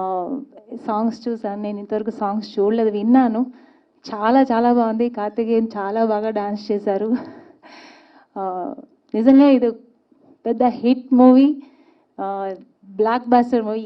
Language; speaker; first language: Telugu; non-native, learner; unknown